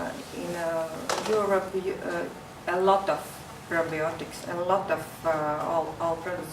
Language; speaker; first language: English; non-native, learner; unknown